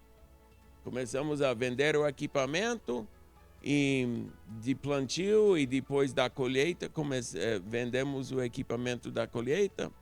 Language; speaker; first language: Portuguese; non-native, local second language; English